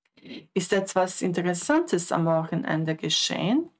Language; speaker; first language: German; non-native, fluent; Croatian